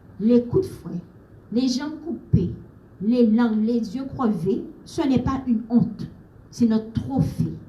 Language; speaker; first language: French; native; French